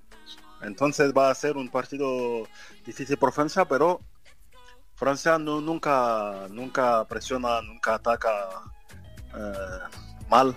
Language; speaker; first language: Spanish; non-native, fluent; French